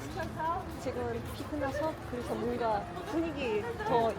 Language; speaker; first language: Korean; non-native, learner; Russian